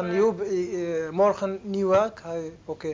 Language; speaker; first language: Dutch; non-native, learner; Arabic